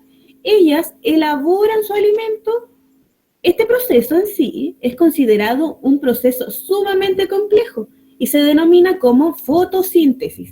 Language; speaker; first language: Spanish; native; Spanish